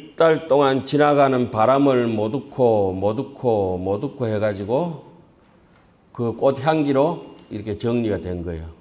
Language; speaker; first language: Korean; native; Korean